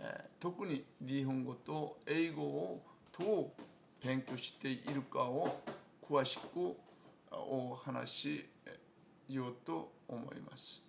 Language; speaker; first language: Japanese; non-native, fluent; Korean